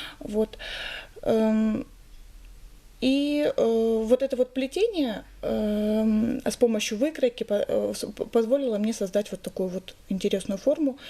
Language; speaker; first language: Russian; native; Russian